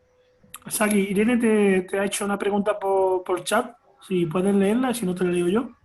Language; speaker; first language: Spanish; native; Spanish